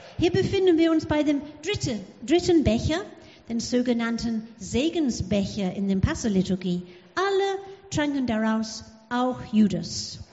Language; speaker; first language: German; non-native, fluent; English